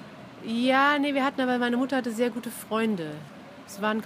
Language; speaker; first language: German; native; German